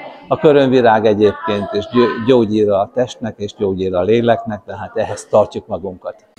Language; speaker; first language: Hungarian; native; Hungarian